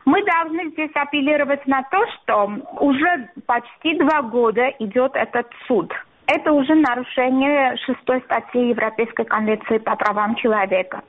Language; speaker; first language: Russian; non-native, local second language; Armenian